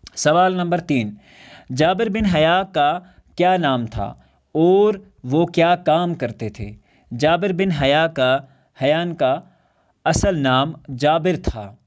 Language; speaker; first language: Urdu; non-native, local second language; Kashmiri